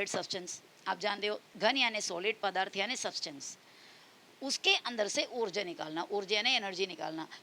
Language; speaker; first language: Hindi; non-native, local second language; Marathi